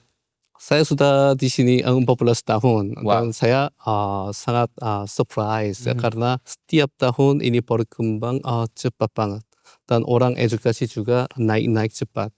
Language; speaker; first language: Indonesian; non-native, learner; Korean